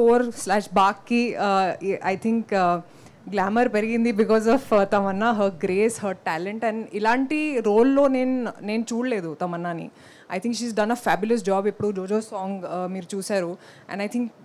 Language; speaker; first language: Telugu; non-native, fluent; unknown